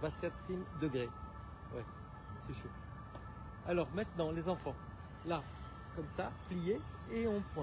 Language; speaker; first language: French; native; French